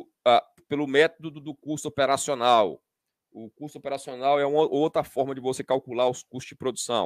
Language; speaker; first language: Portuguese; native; Portuguese